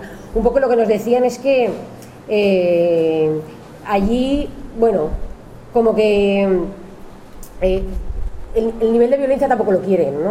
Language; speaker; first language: Spanish; native; Spanish